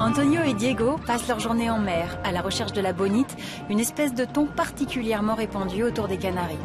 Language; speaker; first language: French; native; French